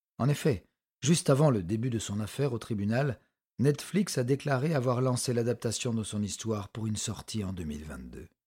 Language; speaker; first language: French; native; French